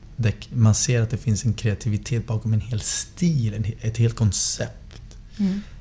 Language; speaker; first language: Swedish; native; Swedish